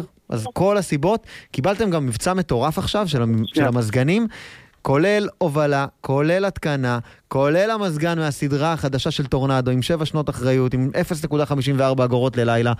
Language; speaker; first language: Hebrew; native; Hebrew